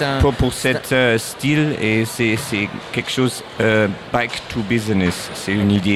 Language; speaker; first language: French; non-native, learner; German